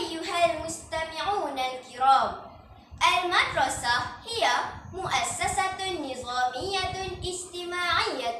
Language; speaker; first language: Arabic; non-native, learner; Malay